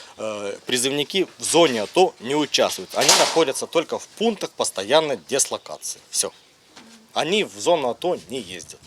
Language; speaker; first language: Russian; native; Russian